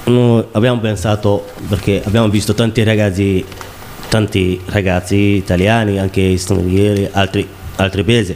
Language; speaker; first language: Italian; non-native, learner; Somali